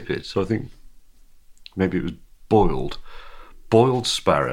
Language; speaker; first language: English; native; English